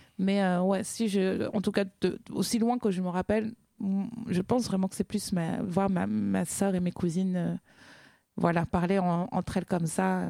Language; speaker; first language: French; native; French